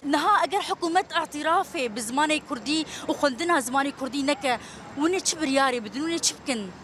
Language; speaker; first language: Kurdish; native; Kurdish